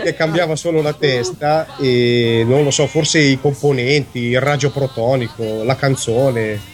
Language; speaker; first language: Italian; native; Italian